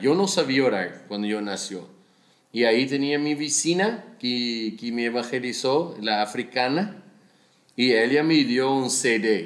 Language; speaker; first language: Spanish; non-native, learner; Dutch